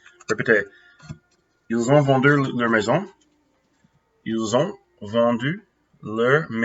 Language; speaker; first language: French; non-native, fluent; English